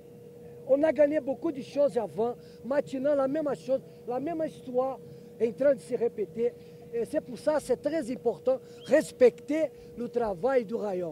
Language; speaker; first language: French; non-native, learner; Portuguese